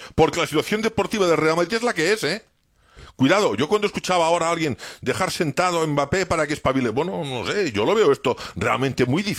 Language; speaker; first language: Spanish; native; Spanish